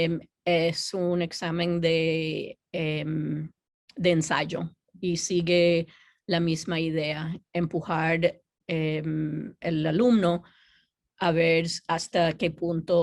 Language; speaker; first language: Spanish; non-native, fluent; English